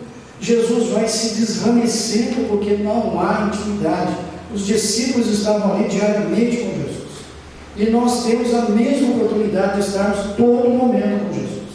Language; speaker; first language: Portuguese; native; Portuguese